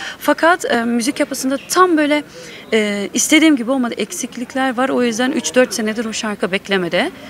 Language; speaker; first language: Turkish; early bilingual, heritage; Turkish